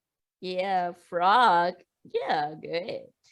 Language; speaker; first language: English; non-native, learner; Vietnamese